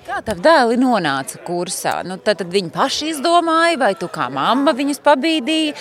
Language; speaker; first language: Latvian; native; Latvian